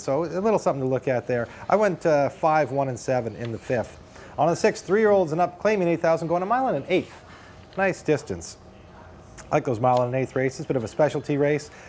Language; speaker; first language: English; native; English